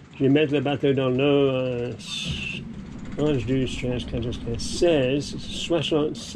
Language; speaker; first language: French; non-native, learner; English